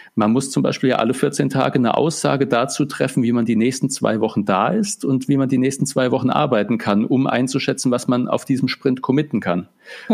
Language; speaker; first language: German; native; German